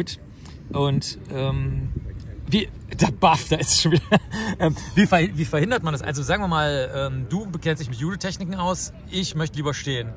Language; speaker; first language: German; native; German